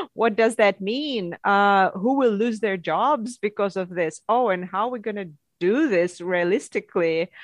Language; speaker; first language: English; non-native, fluent; Russian